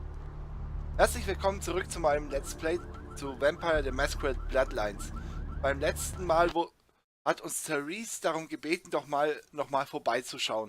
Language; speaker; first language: German; native; German